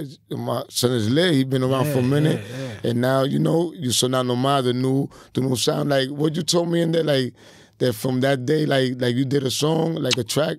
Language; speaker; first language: English; early bilingual, other home language; Spanish